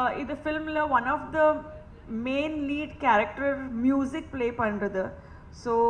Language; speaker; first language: Tamil; non-native, fluent; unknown